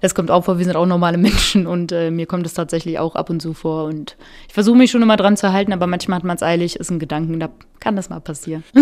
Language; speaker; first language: German; native; German